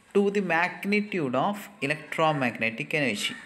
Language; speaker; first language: English; non-native, local second language; Malayalam